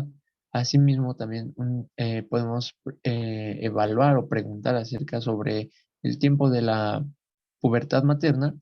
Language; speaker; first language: Spanish; native; Spanish